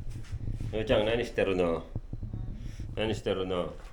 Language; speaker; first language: Japanese; non-native, learner; Filipino